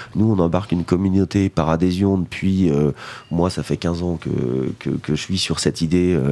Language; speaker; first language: French; native; French